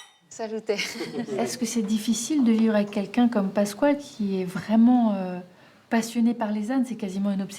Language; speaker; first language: French; native; French